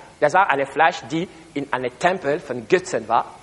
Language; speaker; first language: German; non-native, learner; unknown